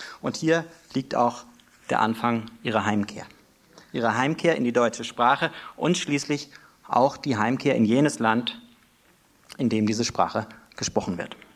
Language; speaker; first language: German; native; German